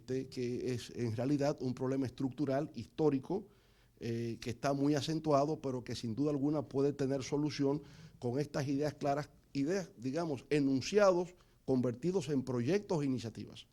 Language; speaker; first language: Spanish; native; Spanish